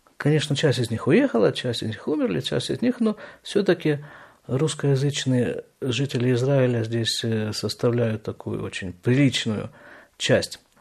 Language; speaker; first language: Russian; native; Russian